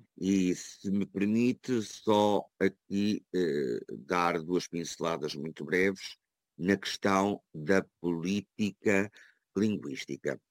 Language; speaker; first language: Portuguese; native; Portuguese